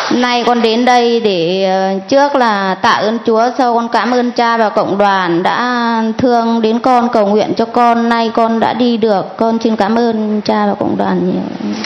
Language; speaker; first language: Vietnamese; non-native, local second language; Muong